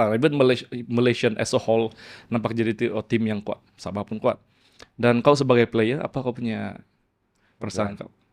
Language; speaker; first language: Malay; native; Malay